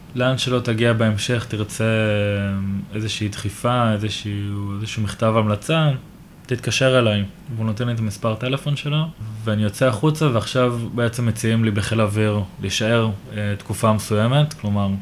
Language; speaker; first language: Hebrew; native; Hebrew